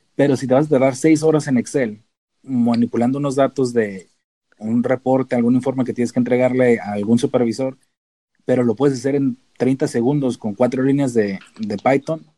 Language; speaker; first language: Spanish; native; Spanish